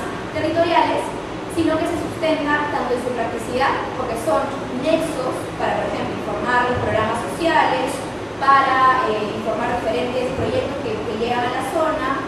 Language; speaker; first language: Spanish; native; Spanish